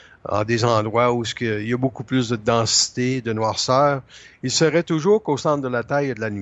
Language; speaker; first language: French; native; French